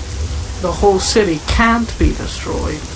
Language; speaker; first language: English; native; English